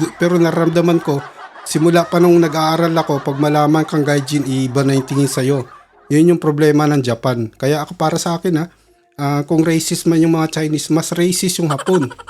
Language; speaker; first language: Filipino; early bilingual, heritage; Filipino